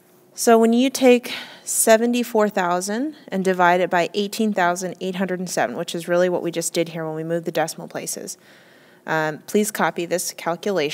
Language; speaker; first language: English; native; English